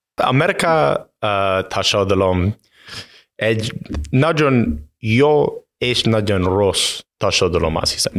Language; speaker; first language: Hungarian; non-native, learner; English